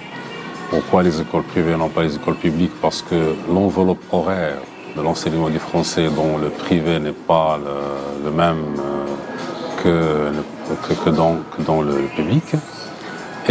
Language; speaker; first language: French; non-native, local second language; Arabic